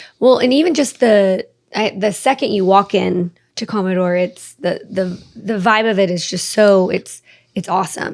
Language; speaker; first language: English; native; English